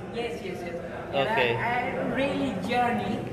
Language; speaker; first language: English; non-native, local second language; Bangla